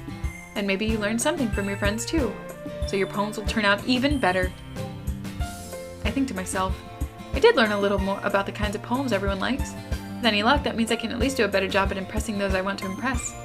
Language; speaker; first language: English; native; English